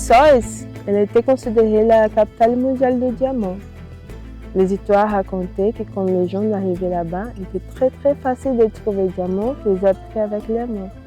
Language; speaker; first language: French; non-native, learner; Portuguese